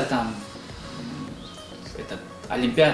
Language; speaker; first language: Russian; non-native, learner; Uzbek